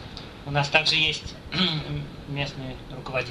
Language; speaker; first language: Russian; native; Russian